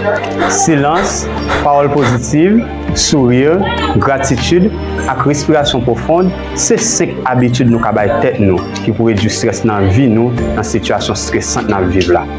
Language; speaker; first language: French; non-native, local second language; Haitian Creole